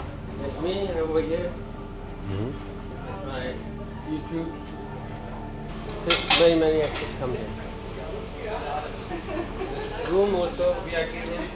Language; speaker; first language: English; non-native, local second language; Hindi